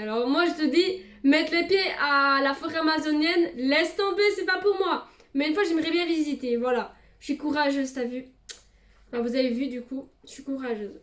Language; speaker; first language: French; early bilingual, other home language; Portuguese